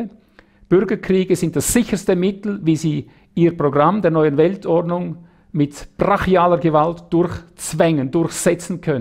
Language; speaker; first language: German; native; German